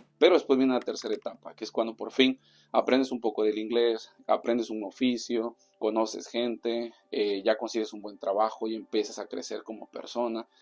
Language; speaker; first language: Spanish; native; Spanish